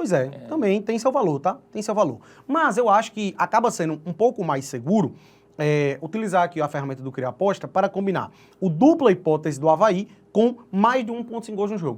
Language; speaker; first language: Portuguese; native; Portuguese